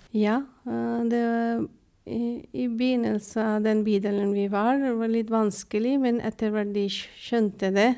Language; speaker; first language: Norwegian; non-native, fluent; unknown